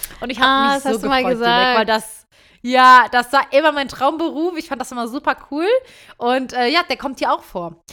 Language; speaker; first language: German; early bilingual, other home language; Turkish